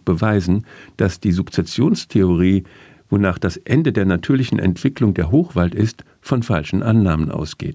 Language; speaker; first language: German; native; German